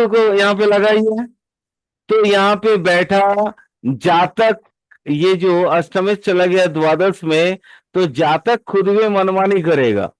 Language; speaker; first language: Hindi; native; Hindi